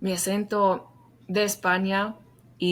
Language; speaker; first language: Spanish; non-native, fluent; English